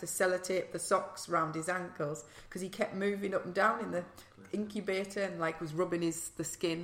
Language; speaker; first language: English; native; English